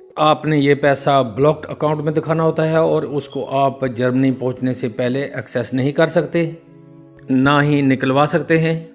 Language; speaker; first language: Urdu; native; Urdu